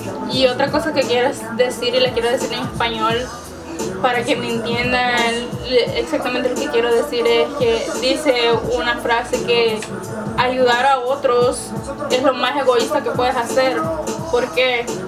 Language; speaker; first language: Spanish; native; Spanish